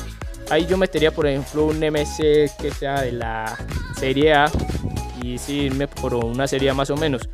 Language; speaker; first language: Spanish; native; Spanish